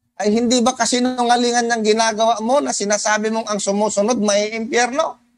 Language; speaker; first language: Filipino; non-native, local second language; Cebuano